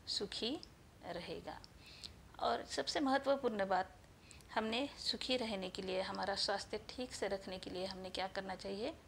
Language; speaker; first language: Hindi; non-native, local second language; Marathi